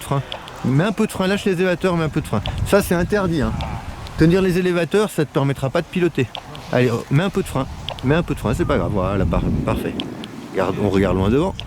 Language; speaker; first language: French; native; French